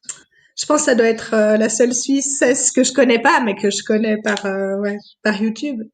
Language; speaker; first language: French; native; French